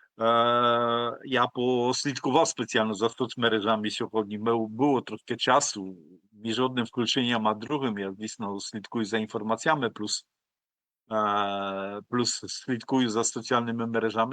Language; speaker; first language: Polish; non-native, learner; Ukrainian